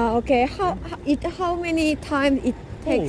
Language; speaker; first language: English; non-native, learner; Korean